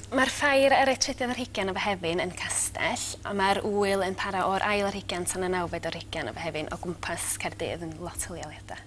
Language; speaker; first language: Welsh; native; Welsh